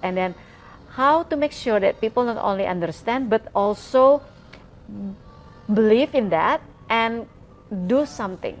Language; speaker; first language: English; non-native, fluent; Indonesian